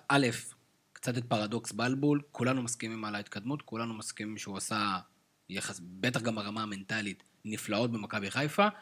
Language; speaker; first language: Hebrew; native; Hebrew